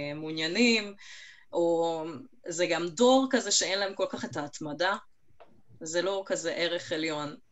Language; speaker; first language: Hebrew; non-native, fluent; Hungarian